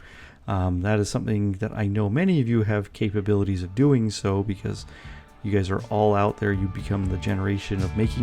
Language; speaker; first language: English; native; English